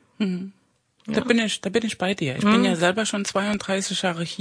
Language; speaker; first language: German; early bilingual, other home language; Spanish